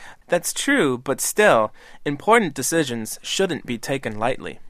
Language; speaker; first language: English; native; English